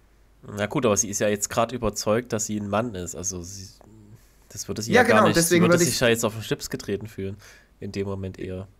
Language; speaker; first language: German; native; German